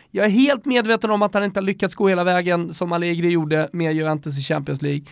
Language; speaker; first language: Swedish; native; Swedish